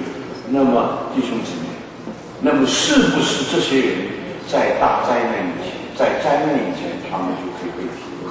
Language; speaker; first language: Chinese; native; Chinese